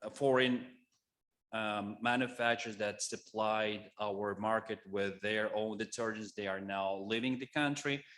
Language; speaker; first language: English; non-native, fluent; Russian